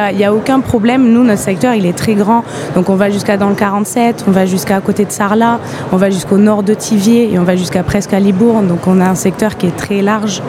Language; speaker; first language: French; non-native, fluent; English